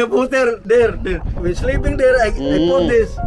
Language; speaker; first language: English; non-native, local second language; Cebuano